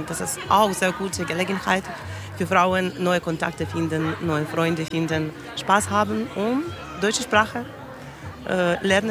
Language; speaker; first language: German; non-native, learner; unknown